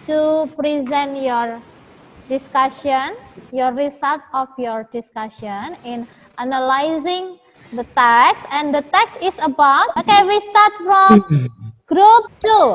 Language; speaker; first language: English; non-native, fluent; Indonesian